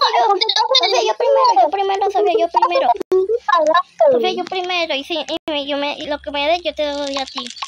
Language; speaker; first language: Spanish; native; Spanish